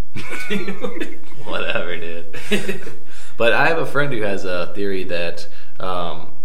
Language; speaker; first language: English; native; English